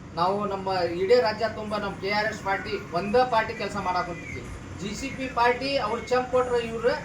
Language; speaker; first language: Kannada; non-native, local second language; Lambadi